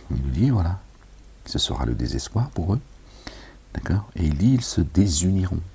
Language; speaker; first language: French; native; French